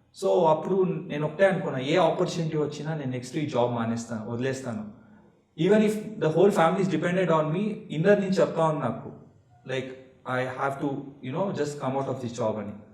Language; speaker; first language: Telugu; non-native, local second language; Marathi